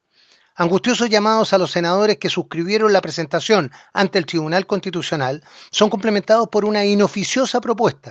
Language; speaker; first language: Spanish; native; Spanish